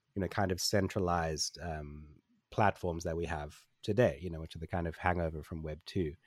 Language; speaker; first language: English; native; English